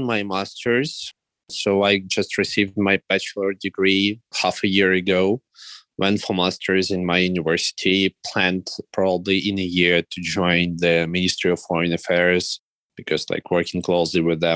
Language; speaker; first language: English; non-native, fluent; Russian